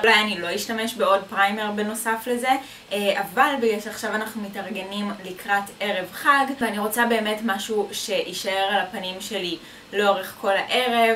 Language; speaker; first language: Hebrew; native; Hebrew